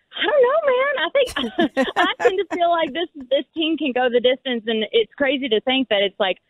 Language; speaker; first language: English; native; English